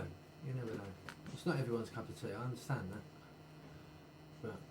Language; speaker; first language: English; native; English